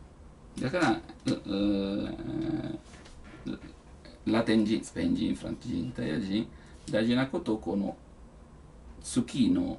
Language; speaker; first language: Japanese; non-native, learner; Italian